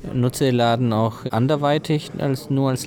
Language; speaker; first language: German; native; German